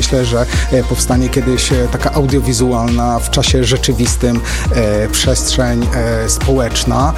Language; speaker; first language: Polish; native; Polish